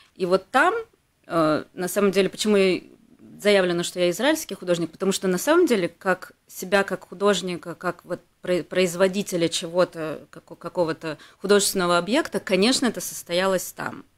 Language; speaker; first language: Russian; native; Russian